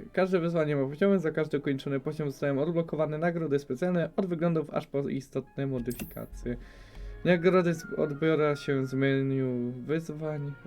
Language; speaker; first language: Polish; native; Polish